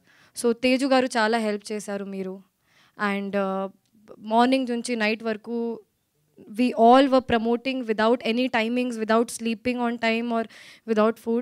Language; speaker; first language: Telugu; non-native, learner; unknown